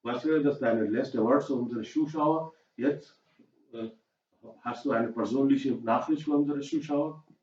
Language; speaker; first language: German; non-native, learner; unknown